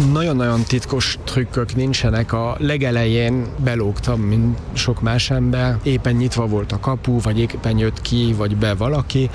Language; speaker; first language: Hungarian; early bilingual, heritage; Hungarian